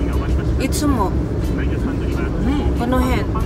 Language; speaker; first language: Japanese; non-native, learner; Waray